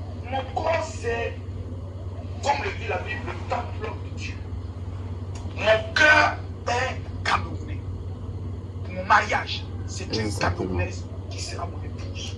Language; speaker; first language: French; native; French